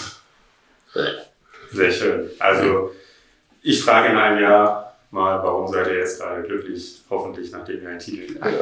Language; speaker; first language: German; native; German